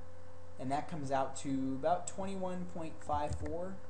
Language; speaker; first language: English; native; English